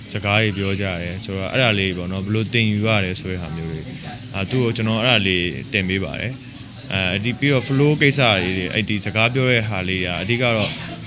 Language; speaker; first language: Burmese; native; Burmese